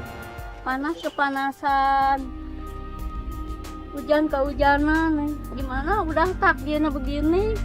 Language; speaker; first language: Indonesian; native; Indonesian